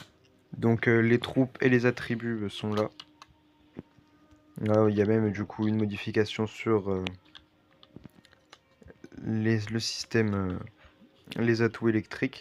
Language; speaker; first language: French; native; French